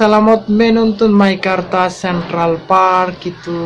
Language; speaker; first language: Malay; non-native, learner; Bangla